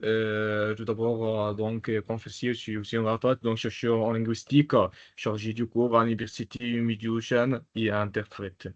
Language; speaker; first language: French; non-native, local second language; Arabic